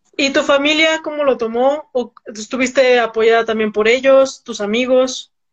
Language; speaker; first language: Spanish; native; Spanish